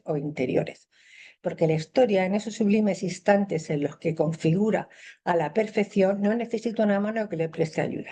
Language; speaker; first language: Spanish; native; Spanish